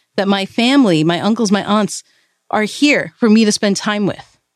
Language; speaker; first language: English; early bilingual, other home language; Malayalam